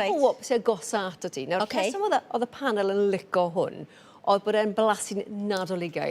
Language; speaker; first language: Welsh; native; Welsh